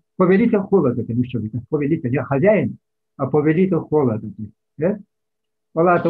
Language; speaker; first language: Russian; non-native, local second language; Yakut